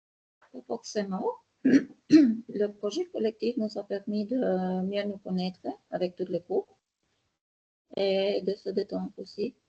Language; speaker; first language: French; non-native, fluent; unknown